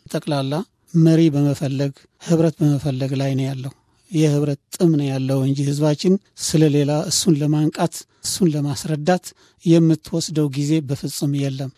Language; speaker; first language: Amharic; non-native, local second language; Tigrinya